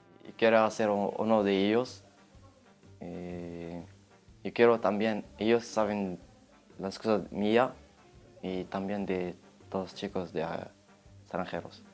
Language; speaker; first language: Spanish; non-native, learner; Arabic